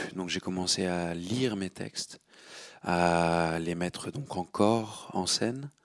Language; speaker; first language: French; native; French